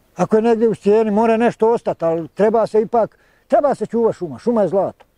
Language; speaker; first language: Bosnian; native; Bosnian